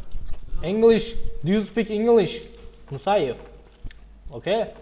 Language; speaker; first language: English; non-native, learner; Uzbek